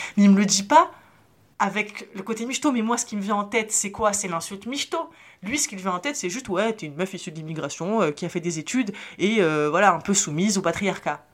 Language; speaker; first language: French; early bilingual, other home language; Arabic